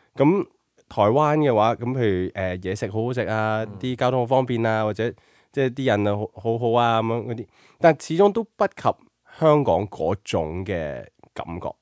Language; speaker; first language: Cantonese; early bilingual, heritage; Cantonese